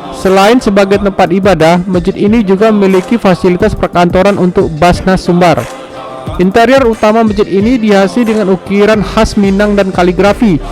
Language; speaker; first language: Indonesian; native; Indonesian